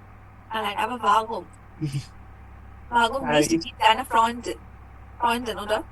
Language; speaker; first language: German; non-native, learner; Bangla